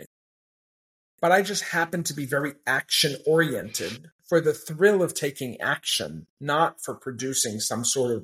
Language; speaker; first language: English; native; English